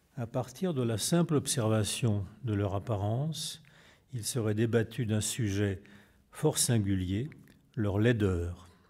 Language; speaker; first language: French; native; French